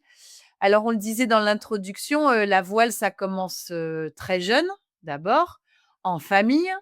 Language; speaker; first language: French; native; French